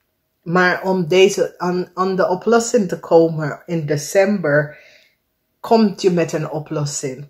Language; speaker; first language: Dutch; non-native, fluent; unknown